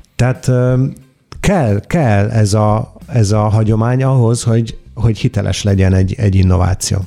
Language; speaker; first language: Hungarian; non-native, fluent; Italian